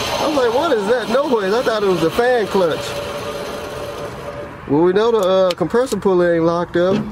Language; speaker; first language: English; native; English